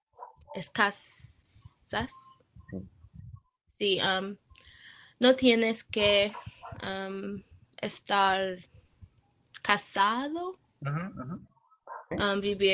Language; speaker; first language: Spanish; non-native, learner; English